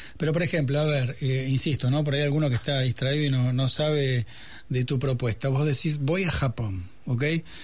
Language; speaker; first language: Spanish; native; Spanish